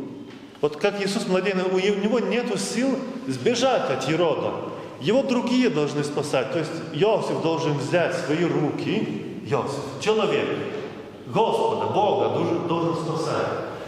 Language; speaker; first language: Russian; non-native, fluent; Lithuanian